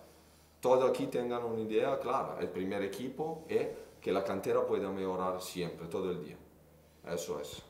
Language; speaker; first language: Spanish; non-native, fluent; Italian